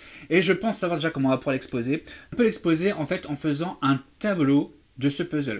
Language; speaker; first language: French; native; French